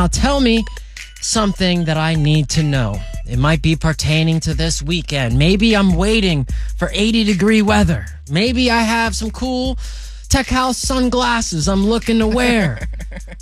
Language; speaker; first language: English; native; English